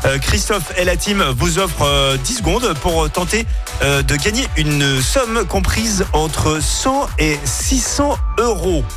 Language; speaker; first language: French; native; French